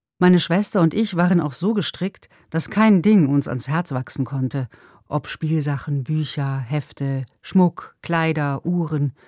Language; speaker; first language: German; native; German